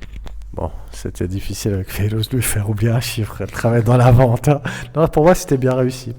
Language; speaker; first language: French; native; French